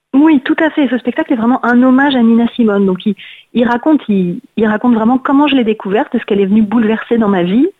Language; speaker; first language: French; native; French